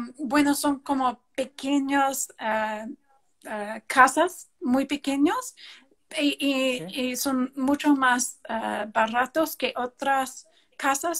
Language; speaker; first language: Spanish; non-native, fluent; English